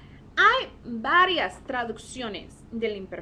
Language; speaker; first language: Spanish; non-native, fluent; English